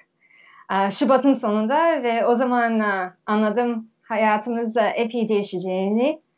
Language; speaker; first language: Turkish; early bilingual, heritage; Turkish